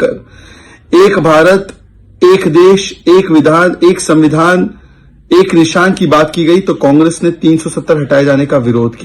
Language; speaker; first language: Hindi; native; Hindi